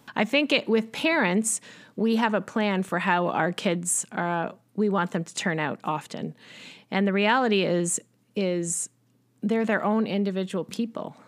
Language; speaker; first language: English; native; English